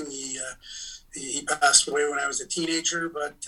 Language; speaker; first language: English; native; English